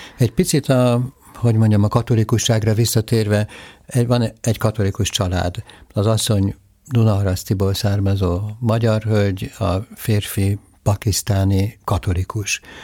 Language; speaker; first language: Hungarian; native; Hungarian